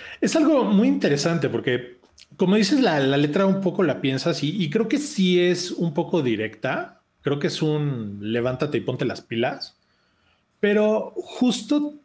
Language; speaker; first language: Spanish; native; Spanish